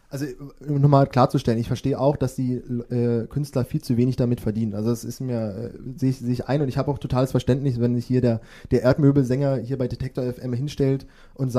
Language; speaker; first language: German; native; German